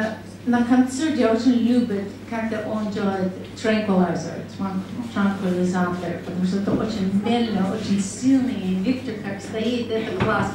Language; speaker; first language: Russian; non-native, learner; English